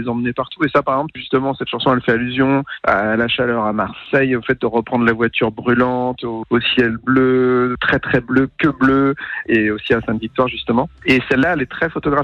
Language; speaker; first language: French; native; French